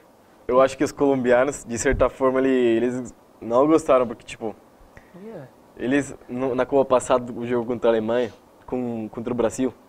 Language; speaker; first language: Portuguese; non-native, fluent; Spanish